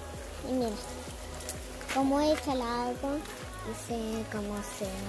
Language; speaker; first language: Spanish; early bilingual, heritage; Spanish